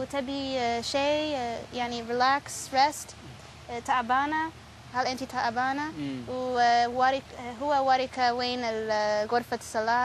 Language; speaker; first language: Arabic; non-native, learner; Spanish